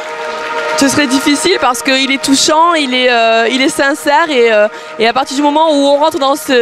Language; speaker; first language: French; native; French